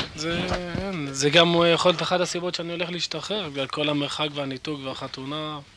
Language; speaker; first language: Hebrew; native; Hebrew